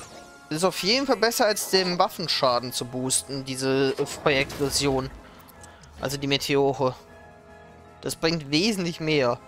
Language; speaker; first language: German; native; German